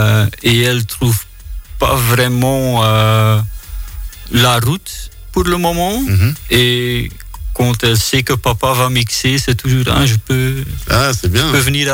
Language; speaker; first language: French; non-native, local second language; Dutch